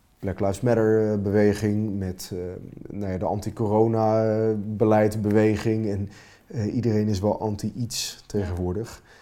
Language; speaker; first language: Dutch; non-native, fluent; Finnish